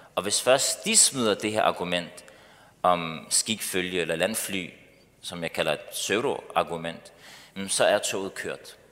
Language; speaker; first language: Danish; early bilingual, other home language; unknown